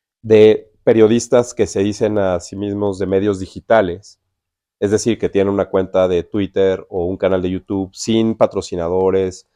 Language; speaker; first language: Spanish; native; Spanish